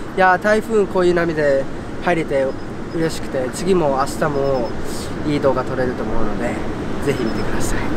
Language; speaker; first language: Japanese; early bilingual, other home language; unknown